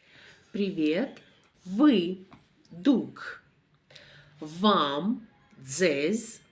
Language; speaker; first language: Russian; non-native, fluent; Armenian